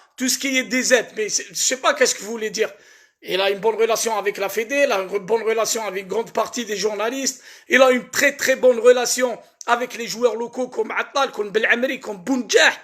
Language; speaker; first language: French; non-native, local second language; Arabic